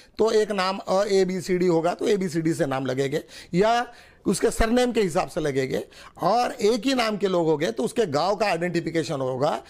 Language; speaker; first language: Hindi; non-native, local second language; Marathi